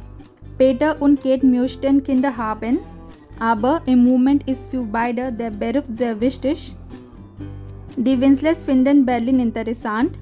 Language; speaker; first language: German; non-native, fluent; Hindi